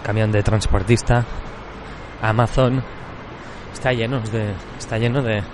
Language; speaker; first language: Spanish; non-native, local second language; Catalan